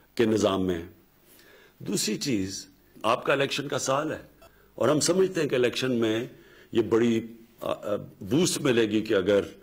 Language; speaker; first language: Urdu; native; Urdu